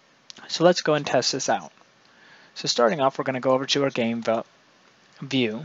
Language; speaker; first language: English; native; English